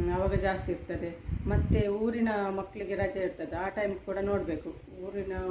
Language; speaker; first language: Kannada; non-native, local second language; Tulu